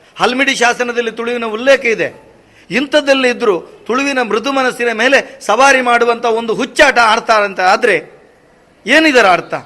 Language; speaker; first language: Kannada; non-native, local second language; Tulu